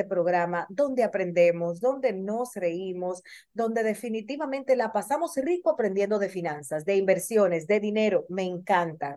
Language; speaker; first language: Spanish; native; Spanish